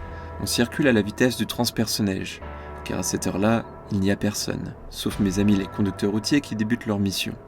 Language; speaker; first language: French; native; French